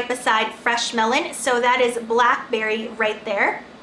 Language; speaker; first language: English; non-native, local second language; Filipino